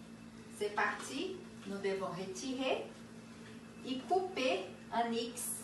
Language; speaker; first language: French; non-native, learner; Portuguese